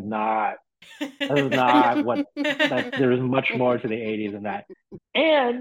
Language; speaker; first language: English; non-native, local second language; Cantonese